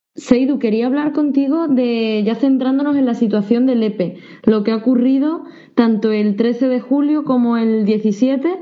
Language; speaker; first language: Spanish; native; Spanish